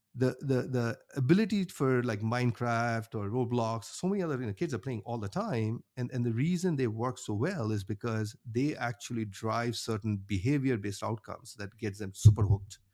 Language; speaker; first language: English; non-native, local second language; Bangla